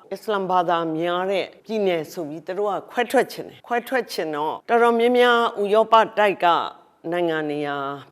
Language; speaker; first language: Burmese; native; Burmese